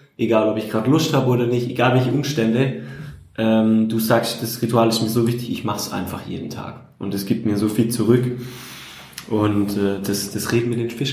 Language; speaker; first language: German; native; German